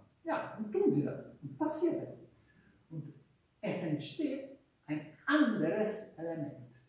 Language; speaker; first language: German; non-native, fluent; Hungarian